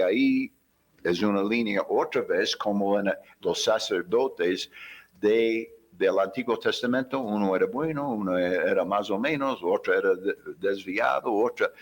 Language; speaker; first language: Spanish; non-native, fluent; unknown